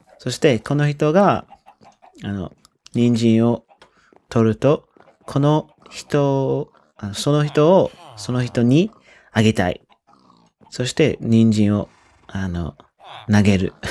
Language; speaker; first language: Japanese; non-native, learner; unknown